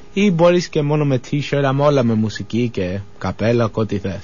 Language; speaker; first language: Greek; early bilingual, other home language; English